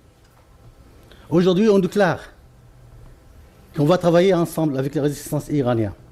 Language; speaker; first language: French; non-native, fluent; Arabic